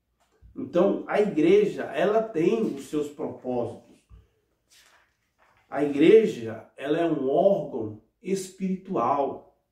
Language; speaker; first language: Portuguese; native; Portuguese